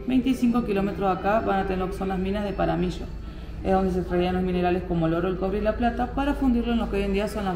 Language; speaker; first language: Spanish; native; Spanish